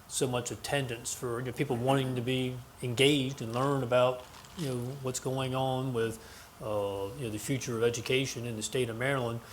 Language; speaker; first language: English; native; English